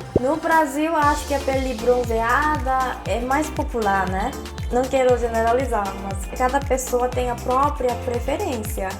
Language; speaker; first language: Portuguese; non-native, fluent; Korean